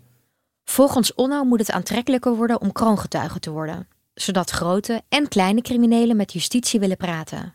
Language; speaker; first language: Dutch; native; Dutch